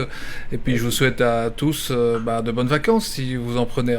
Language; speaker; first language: French; native; French